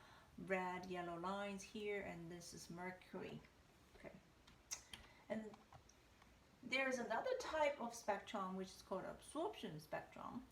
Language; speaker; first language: English; non-native, fluent; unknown